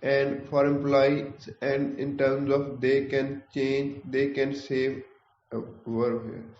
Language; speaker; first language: English; non-native, local second language; Punjabi